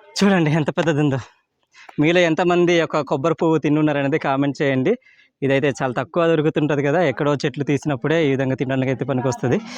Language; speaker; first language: Telugu; non-native, local second language; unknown